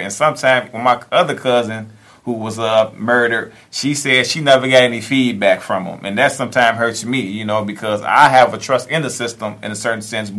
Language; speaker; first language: English; native; English